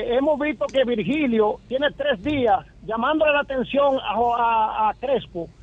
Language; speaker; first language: Spanish; native; Spanish